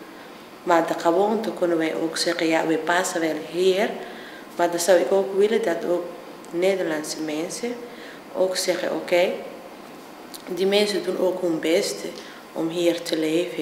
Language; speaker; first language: Dutch; non-native, fluent; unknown